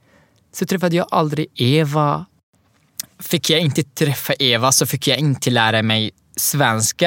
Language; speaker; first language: Swedish; non-native, learner; Arabic